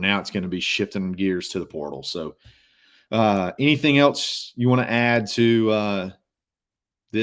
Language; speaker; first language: English; native; English